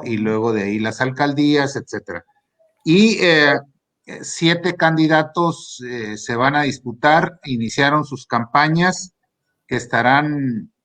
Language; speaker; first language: Spanish; native; Spanish